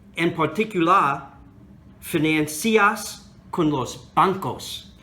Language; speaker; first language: Spanish; non-native, learner; English